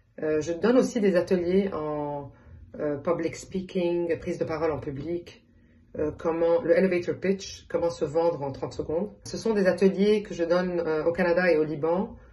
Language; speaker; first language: French; non-native, local second language; Arabic